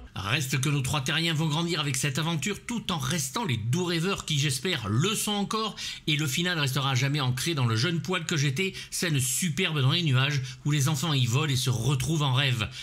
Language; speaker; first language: French; native; French